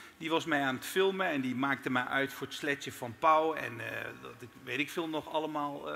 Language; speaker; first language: Dutch; early bilingual, other home language; Turkish